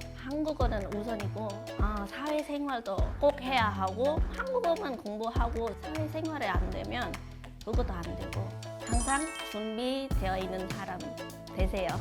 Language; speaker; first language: Korean; non-native, fluent; Khmer